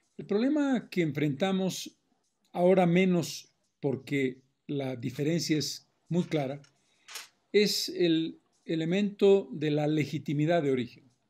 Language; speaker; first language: Spanish; native; Spanish